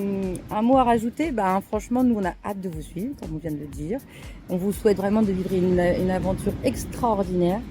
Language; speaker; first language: French; native; French